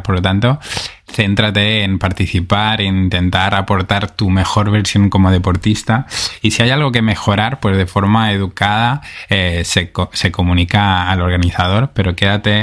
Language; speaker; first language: Spanish; native; Spanish